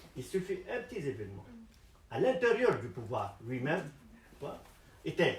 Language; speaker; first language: French; non-native, local second language; Arabic